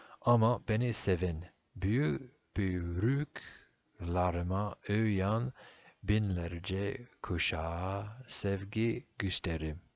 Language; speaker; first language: Turkish; non-native, fluent; English